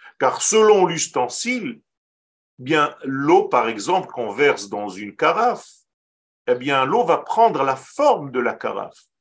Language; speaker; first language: French; non-native, fluent; Hebrew